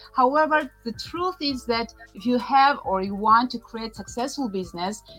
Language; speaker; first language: English; non-native, fluent; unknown